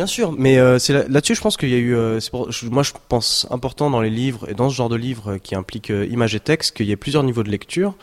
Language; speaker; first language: French; native; French